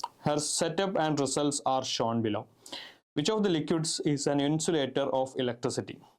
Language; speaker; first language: English; non-native, local second language; Malayalam